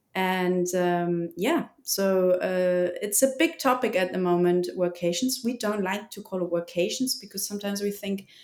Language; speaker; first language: English; non-native, fluent; German